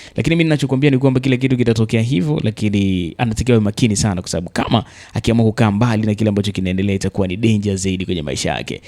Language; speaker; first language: Swahili; native; Swahili